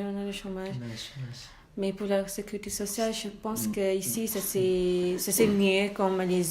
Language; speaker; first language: French; non-native, learner; Malay